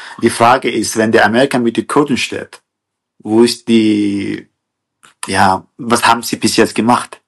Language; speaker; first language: German; non-native, fluent; Kurdish